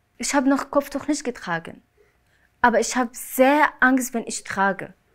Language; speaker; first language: German; non-native, learner; Arabic